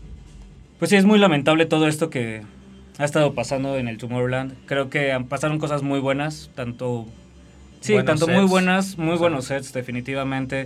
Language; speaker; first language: Spanish; native; Spanish